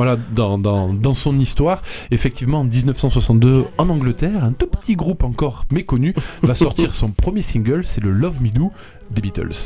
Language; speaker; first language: French; native; French